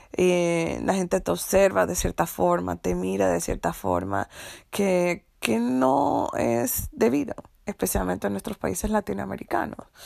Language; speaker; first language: Spanish; non-native, local second language; English